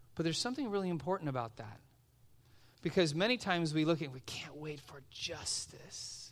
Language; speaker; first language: English; native; English